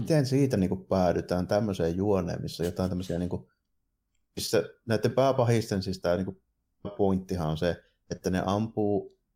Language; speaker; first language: Finnish; native; Finnish